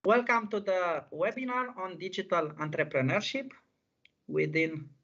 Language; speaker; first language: English; non-native, fluent; Romanian